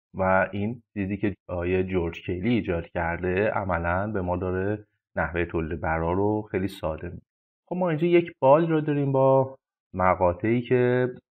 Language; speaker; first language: Persian; native; Persian